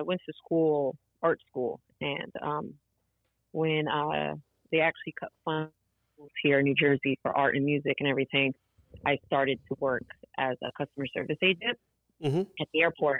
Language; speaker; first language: English; early bilingual, other home language; Portuguese